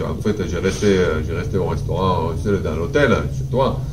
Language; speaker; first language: French; non-native, fluent; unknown